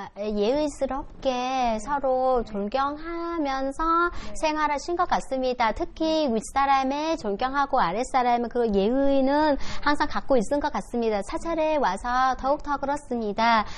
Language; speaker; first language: Korean; non-native, learner; Vietnamese